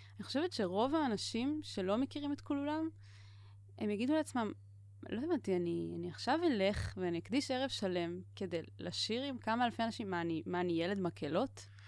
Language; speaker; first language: Hebrew; native; Hebrew